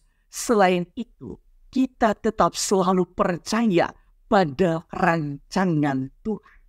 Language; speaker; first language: Indonesian; native; Indonesian